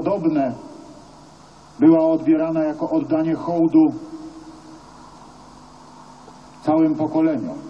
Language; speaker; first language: Polish; native; Polish